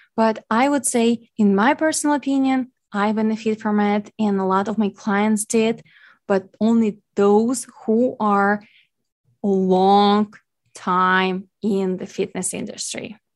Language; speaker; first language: English; non-native, fluent; Ukrainian